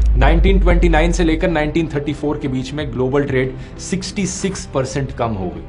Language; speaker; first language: Hindi; native; Hindi